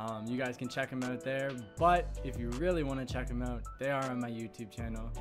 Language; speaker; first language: English; native; English